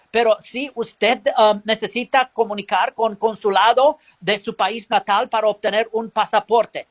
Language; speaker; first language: Spanish; non-native, learner; English